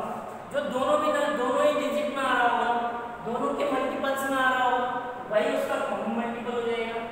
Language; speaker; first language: Hindi; native; Hindi